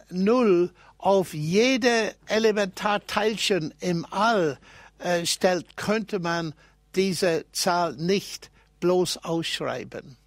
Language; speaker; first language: German; non-native, fluent; English